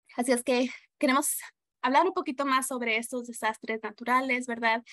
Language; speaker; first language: Spanish; early bilingual, heritage; Spanish